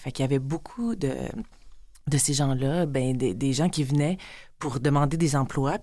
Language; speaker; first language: French; native; French